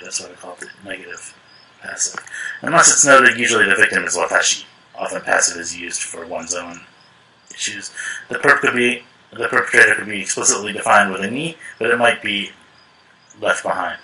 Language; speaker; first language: English; native; English